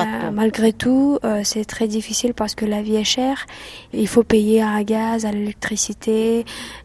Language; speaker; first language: French; non-native, fluent; Russian